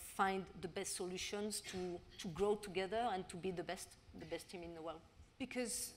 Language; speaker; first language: English; non-native, learner; French